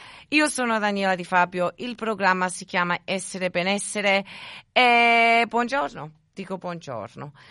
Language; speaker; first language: Italian; early bilingual, other home language; English